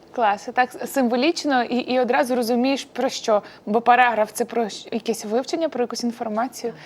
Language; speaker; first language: Ukrainian; native; Ukrainian